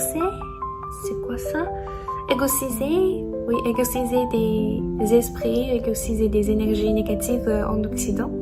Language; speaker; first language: French; non-native, learner; Chinese